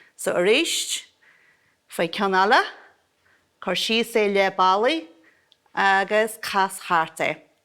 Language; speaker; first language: Irish; native; Irish